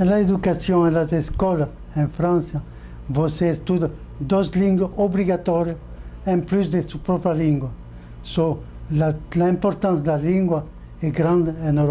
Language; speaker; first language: Portuguese; non-native, fluent; French